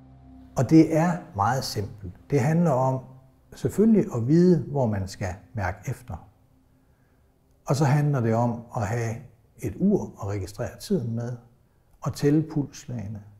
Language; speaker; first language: Danish; native; Danish